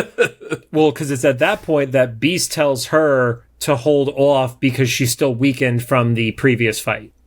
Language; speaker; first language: English; native; English